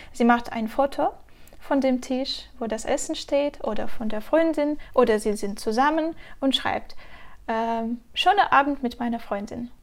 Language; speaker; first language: German; non-native, fluent; Russian